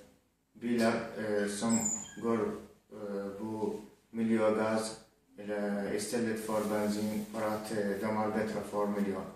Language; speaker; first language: Swedish; non-native, learner; Arabic